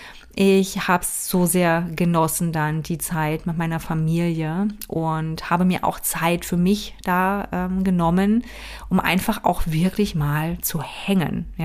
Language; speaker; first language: German; native; German